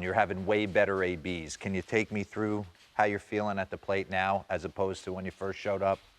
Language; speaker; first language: English; native; English